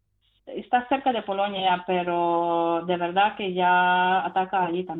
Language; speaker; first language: Spanish; non-native, fluent; Ukrainian